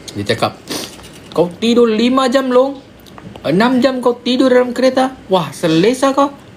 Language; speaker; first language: Malay; native; Malay